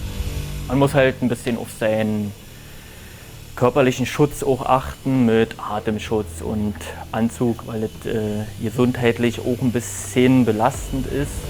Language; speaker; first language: German; native; German